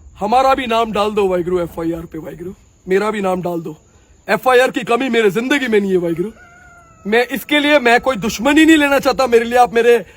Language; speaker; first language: Hindi; non-native, local second language; Punjabi